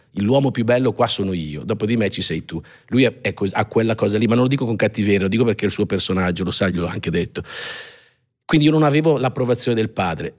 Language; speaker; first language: Italian; native; Italian